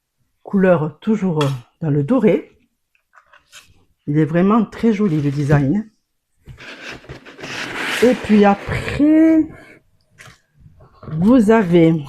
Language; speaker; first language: French; native; French